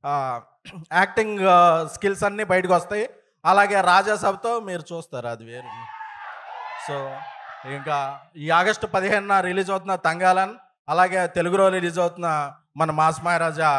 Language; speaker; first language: Telugu; native; Telugu